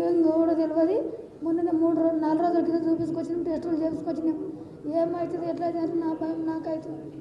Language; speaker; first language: Telugu; native; Telugu